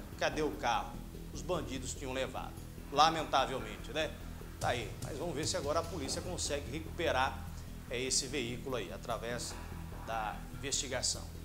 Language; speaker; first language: Portuguese; native; Portuguese